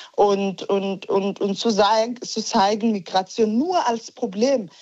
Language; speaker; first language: German; non-native, learner; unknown